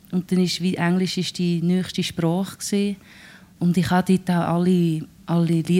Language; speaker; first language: Swiss German; native; Swiss German